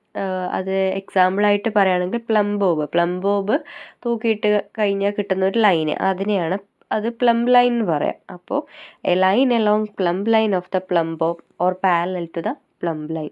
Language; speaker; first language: Malayalam; native; Malayalam